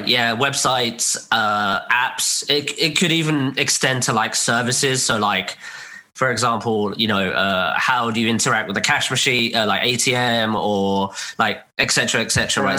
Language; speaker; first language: English; non-native, local second language; Cantonese